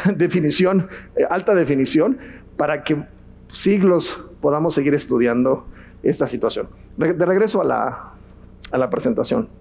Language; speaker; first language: Spanish; native; Spanish